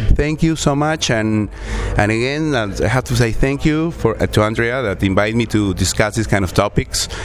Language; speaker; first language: English; non-native, learner; Spanish